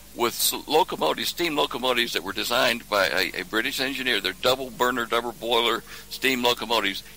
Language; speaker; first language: English; native; English